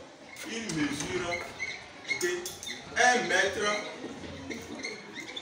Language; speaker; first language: French; non-native, fluent; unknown